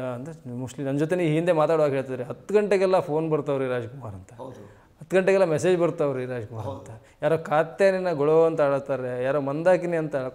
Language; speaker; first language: Kannada; native; Kannada